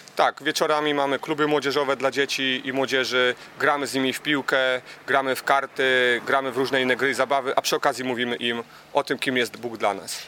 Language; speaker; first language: Polish; native; Polish